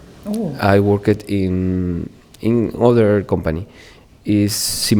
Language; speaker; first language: English; non-native, learner; Spanish